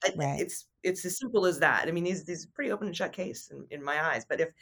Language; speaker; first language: English; native; English